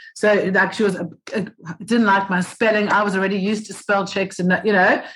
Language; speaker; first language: English; native; English